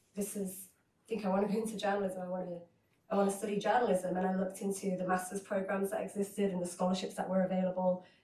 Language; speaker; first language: English; native; English